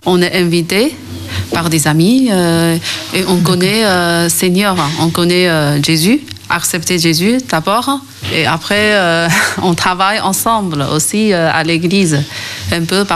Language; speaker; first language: French; non-native, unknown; Chinese